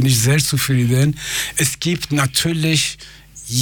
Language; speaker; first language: German; non-native, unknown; Persian